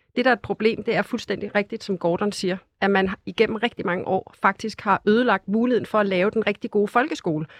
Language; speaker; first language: Danish; native; Danish